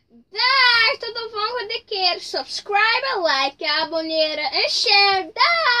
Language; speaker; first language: Dutch; early bilingual, other home language; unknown